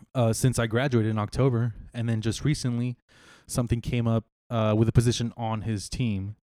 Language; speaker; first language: English; native; English